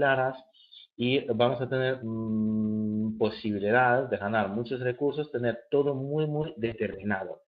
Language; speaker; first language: Spanish; native; Spanish